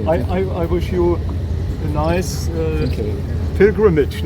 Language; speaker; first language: English; non-native, learner; German